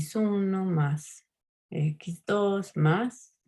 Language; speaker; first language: Spanish; native; Spanish